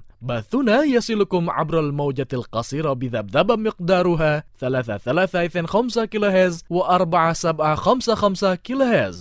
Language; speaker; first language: Arabic; non-native, fluent; Indonesian